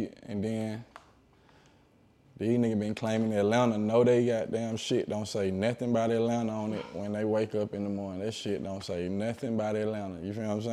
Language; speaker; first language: English; native; English